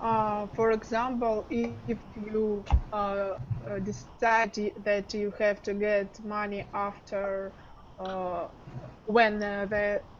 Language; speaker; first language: English; non-native, learner; Russian